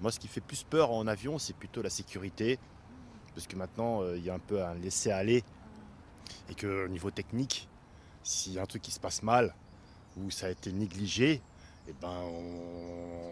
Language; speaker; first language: French; native; French